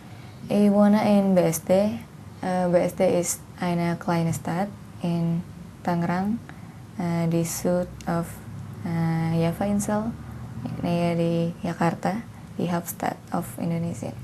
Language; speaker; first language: German; non-native, learner; Indonesian